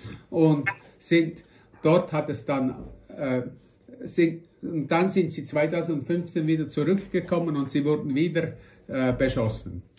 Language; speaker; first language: German; non-native, fluent; Russian